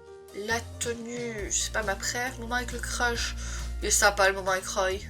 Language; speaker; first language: French; native; French